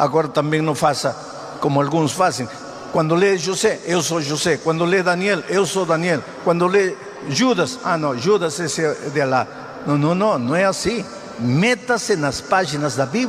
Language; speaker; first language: Portuguese; non-native, fluent; Spanish